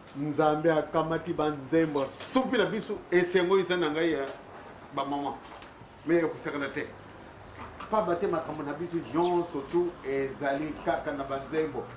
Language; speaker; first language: Lingala; non-native, local second language; Kongo